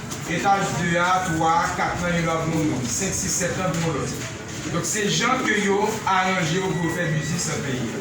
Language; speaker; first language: French; non-native, local second language; Haitian Creole